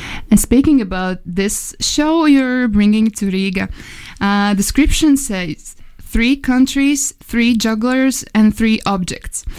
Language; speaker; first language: English; non-native, fluent; Latvian